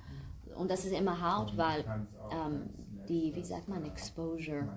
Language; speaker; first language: German; non-native, fluent; English